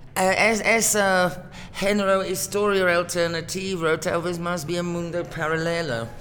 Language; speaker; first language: Spanish; non-native, fluent; English